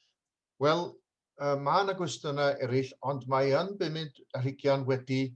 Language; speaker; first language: Welsh; native; Welsh